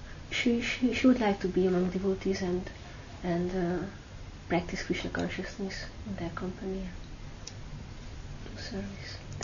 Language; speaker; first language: English; non-native, fluent; Hungarian